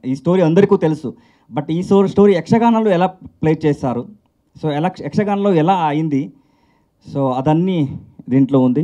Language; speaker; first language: Telugu; non-native, learner; Kannada